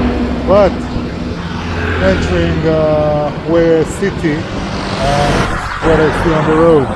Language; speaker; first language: English; non-native, fluent; Hebrew